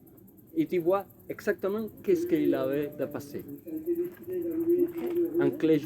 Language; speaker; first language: French; non-native, learner; Spanish